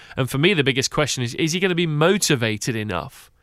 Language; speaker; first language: English; native; English